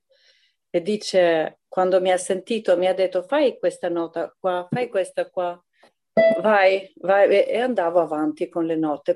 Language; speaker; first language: Italian; non-native, fluent; Albanian